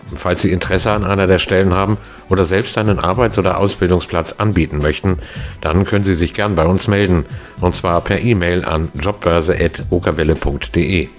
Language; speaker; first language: German; native; German